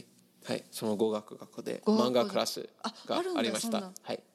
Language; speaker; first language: Japanese; non-native, learner; English